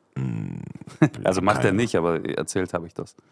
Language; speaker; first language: German; native; German